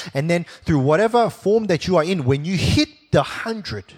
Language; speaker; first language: English; native; English